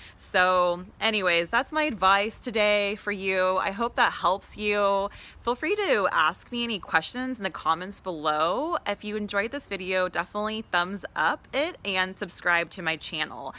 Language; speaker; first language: English; native; English